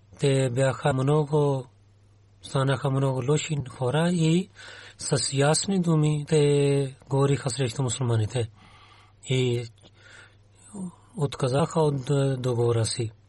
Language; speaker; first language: Bulgarian; non-native, learner; Urdu